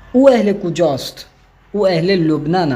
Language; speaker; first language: Persian; non-native, fluent; Urdu